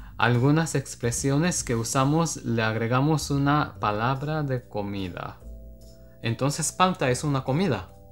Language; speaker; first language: Spanish; non-native, fluent; Japanese